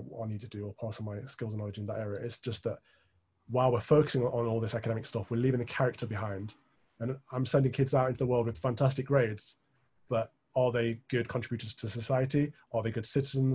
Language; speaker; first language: English; native; English